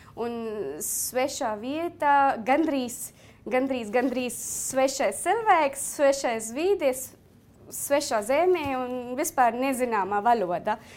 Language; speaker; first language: Latvian; non-native, fluent; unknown